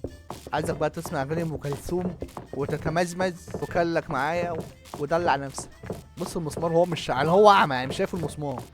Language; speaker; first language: Arabic; native; Arabic